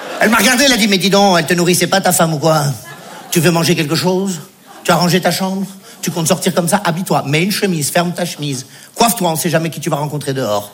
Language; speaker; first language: French; native; French